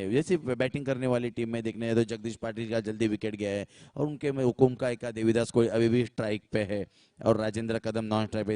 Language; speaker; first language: Hindi; non-native, local second language; Marathi